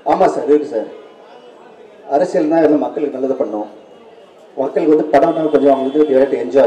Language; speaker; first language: Tamil; native; Tamil